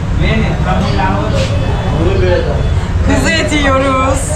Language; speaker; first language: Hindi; non-native, learner; Turkish